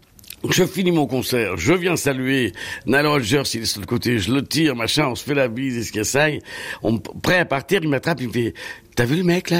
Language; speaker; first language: French; native; French